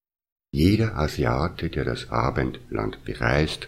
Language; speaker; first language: German; native; German